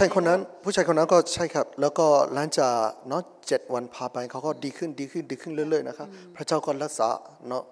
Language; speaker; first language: Thai; non-native, fluent; Burmese